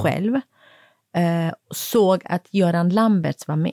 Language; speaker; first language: Swedish; non-native, fluent; Kurdish